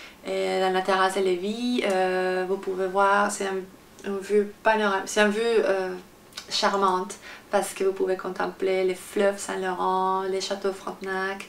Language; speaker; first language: French; non-native, fluent; Spanish